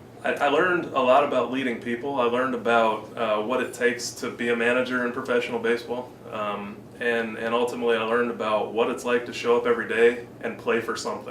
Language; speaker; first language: English; native; English